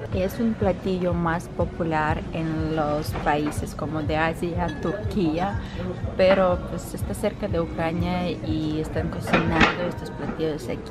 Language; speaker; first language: Spanish; non-native, fluent; Russian